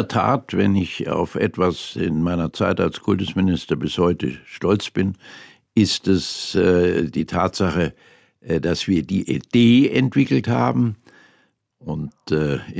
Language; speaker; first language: German; native; German